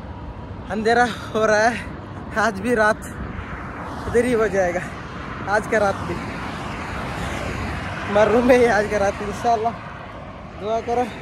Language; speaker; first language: Hindi; non-native, local second language; Kannada